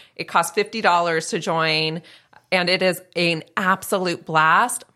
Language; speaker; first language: English; native; English